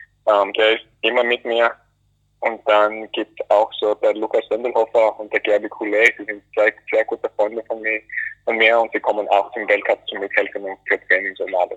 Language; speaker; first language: German; non-native, fluent; English